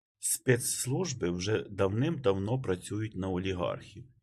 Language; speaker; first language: Ukrainian; native; Ukrainian